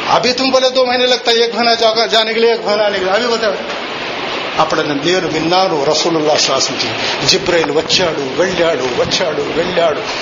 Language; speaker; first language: Telugu; non-native, local second language; Urdu